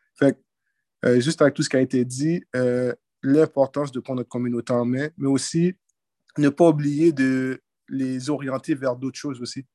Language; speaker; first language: French; early bilingual, other home language; Haitian Creole